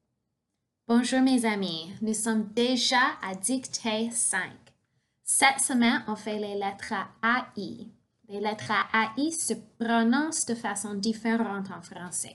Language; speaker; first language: French; non-native, fluent; English